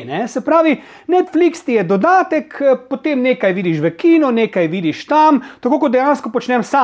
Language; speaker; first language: Slovenian; native; Slovenian